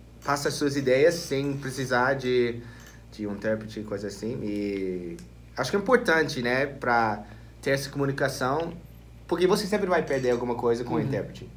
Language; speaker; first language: Portuguese; non-native, fluent; English